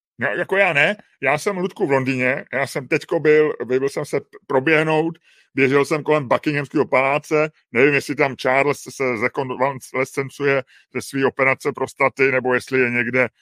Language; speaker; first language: Czech; native; Czech